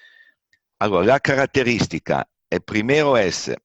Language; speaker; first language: Spanish; non-native, fluent; Italian